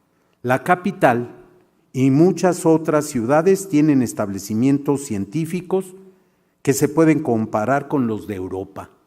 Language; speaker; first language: Spanish; native; Spanish